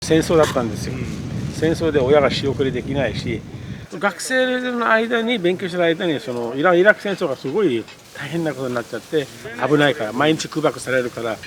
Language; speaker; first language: Japanese; non-native, fluent; Persian